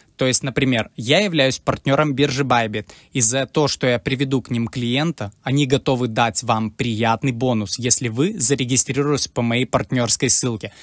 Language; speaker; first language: Russian; native; Russian